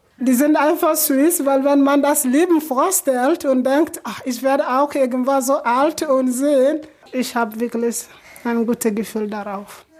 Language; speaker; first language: German; non-native, learner; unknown